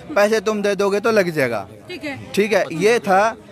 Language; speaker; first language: Hindi; native; Hindi